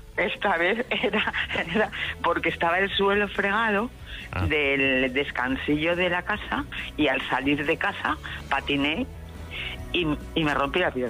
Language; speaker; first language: Spanish; native; Spanish